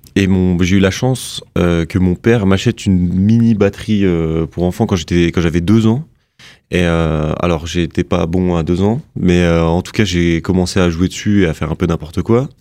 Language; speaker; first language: French; native; French